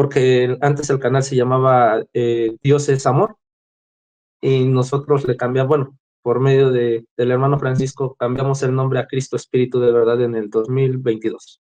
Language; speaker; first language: Spanish; native; Spanish